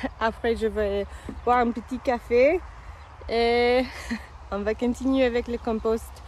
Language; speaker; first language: French; non-native, fluent; English